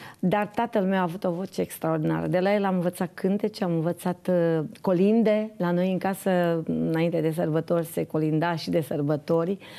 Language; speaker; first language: Romanian; native; Romanian